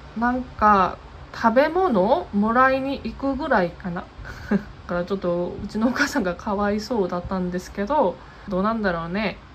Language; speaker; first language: Japanese; non-native, fluent; Korean